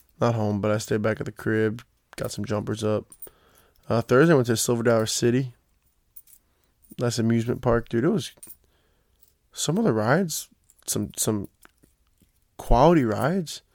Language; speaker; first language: English; native; English